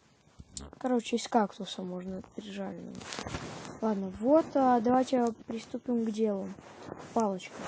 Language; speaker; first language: Russian; native; Russian